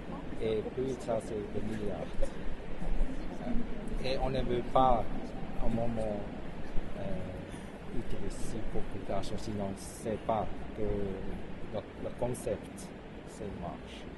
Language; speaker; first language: French; non-native, fluent; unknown